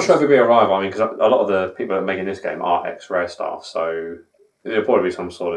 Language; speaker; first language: English; native; English